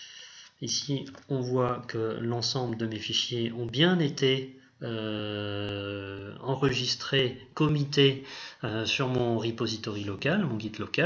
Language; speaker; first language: French; native; French